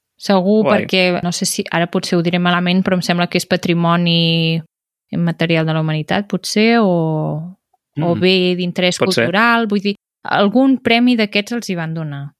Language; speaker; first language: Catalan; native; Catalan